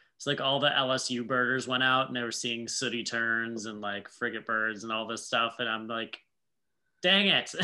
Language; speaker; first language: English; native; English